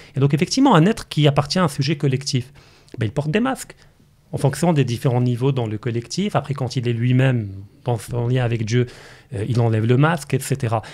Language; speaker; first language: French; non-native, local second language; Arabic